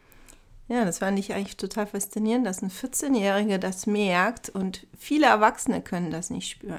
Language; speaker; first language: German; native; German